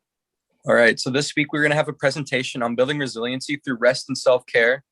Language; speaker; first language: English; native; English